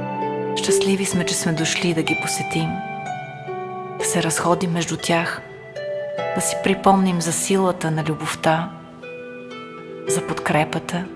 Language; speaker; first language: Bulgarian; native; Bulgarian